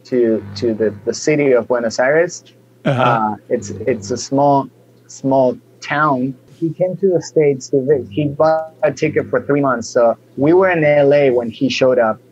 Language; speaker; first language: English; non-native, fluent; Spanish